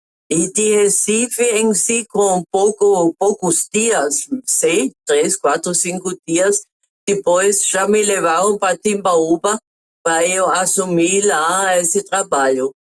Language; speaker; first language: Portuguese; non-native, fluent; German